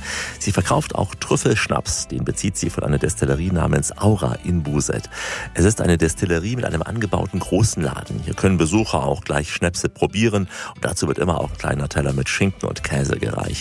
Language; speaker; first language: German; native; German